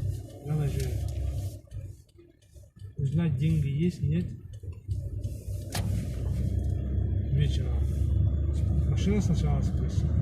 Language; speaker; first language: Russian; non-native, learner; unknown